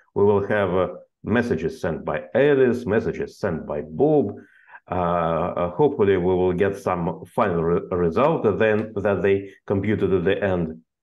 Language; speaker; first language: English; non-native, fluent; Russian